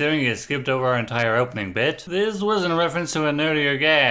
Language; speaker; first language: English; native; English